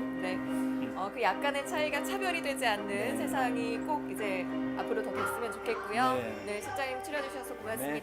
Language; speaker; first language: Korean; native; Korean